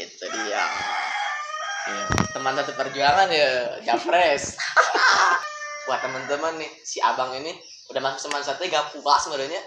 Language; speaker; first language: Indonesian; non-native, local second language; Sundanese